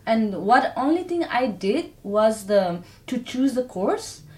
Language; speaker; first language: English; non-native, learner; Nepali